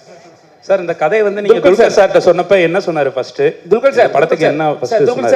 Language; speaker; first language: Tamil; native; Tamil